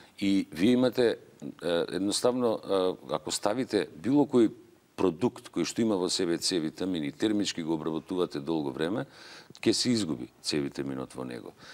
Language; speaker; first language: Macedonian; native; Macedonian